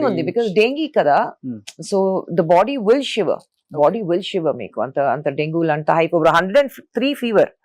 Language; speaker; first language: Telugu; non-native, local second language; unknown